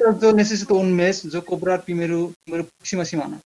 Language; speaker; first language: Spanish; non-native, learner; Bangla